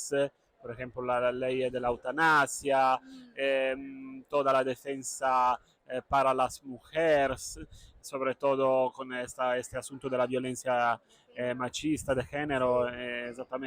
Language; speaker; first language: Spanish; non-native, fluent; Italian